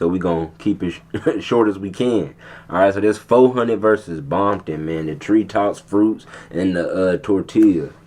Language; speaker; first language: English; native; English